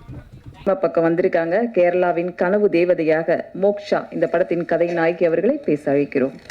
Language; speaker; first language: Tamil; native; Tamil